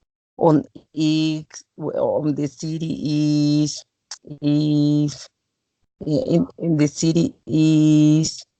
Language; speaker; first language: English; non-native, learner; Spanish